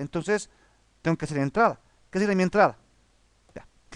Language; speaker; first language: Spanish; native; Spanish